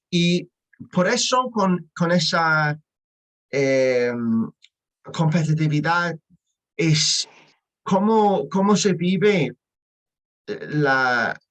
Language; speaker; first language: Spanish; non-native, learner; English